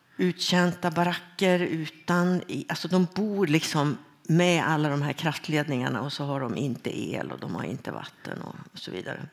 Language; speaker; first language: Swedish; native; Swedish